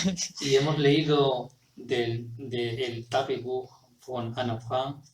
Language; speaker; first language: German; non-native, learner; Spanish